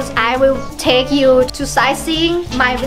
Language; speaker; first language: English; non-native, learner; Thai